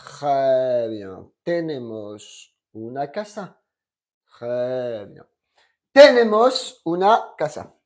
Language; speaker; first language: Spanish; non-native, fluent; French